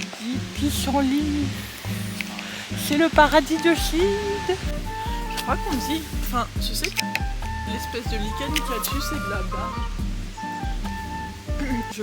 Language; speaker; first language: French; native; French